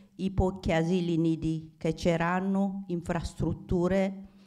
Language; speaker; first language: Italian; non-native, fluent; Amharic